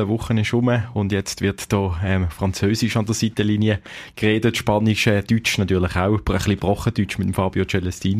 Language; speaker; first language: German; native; German